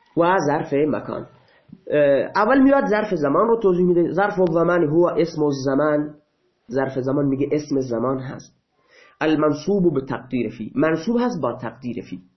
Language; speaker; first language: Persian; non-native, local second language; Baluchi